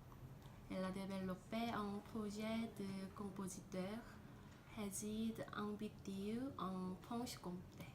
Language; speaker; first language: French; non-native, learner; Korean